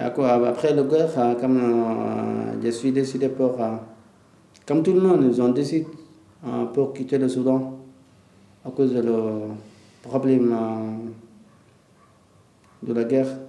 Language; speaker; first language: French; non-native, learner; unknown